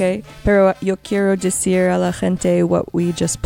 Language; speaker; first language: Spanish; non-native, learner; English